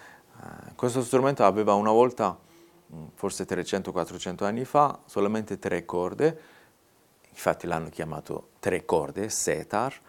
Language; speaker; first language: Italian; non-native, fluent; Persian